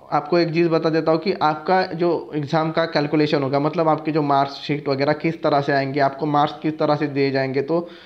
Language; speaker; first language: Hindi; non-native, local second language; Marathi